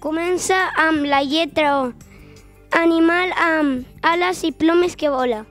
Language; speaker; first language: Catalan; non-native, local second language; Spanish